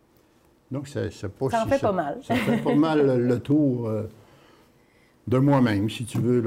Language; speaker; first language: French; native; French